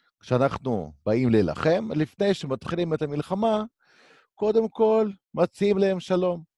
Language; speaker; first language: Hebrew; native; Hebrew